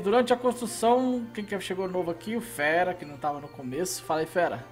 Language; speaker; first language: Portuguese; native; Portuguese